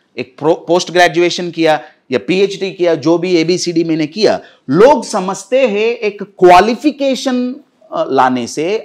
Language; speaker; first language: Hindi; non-native, local second language; Telugu